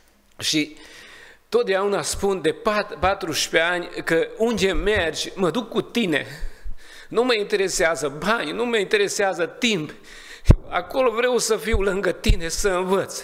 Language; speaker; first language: Romanian; non-native, learner; Hungarian